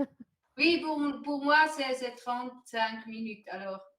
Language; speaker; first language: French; non-native, learner; German